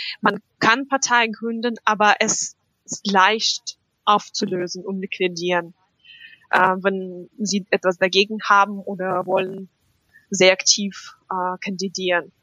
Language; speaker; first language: German; non-native, fluent; Russian